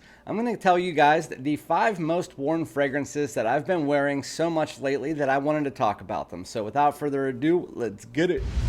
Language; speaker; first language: English; native; English